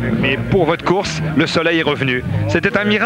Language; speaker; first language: French; native; French